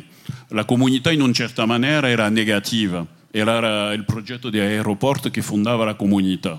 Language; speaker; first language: Italian; non-native, fluent; French